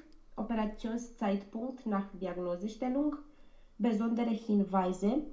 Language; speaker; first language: German; non-native, learner; Romanian